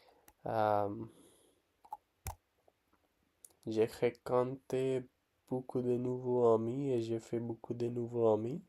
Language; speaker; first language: French; non-native, learner; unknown